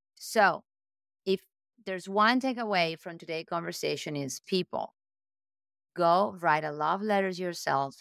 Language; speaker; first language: English; non-native, fluent; Italian